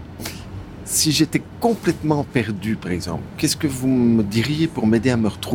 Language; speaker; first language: French; native; French